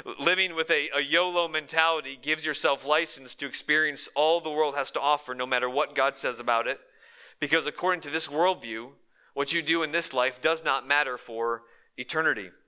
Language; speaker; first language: English; native; English